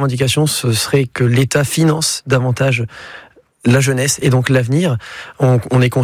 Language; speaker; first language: French; native; French